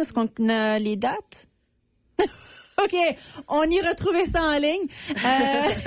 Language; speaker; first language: French; native; French